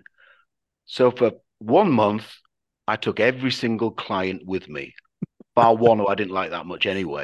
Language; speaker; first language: English; native; English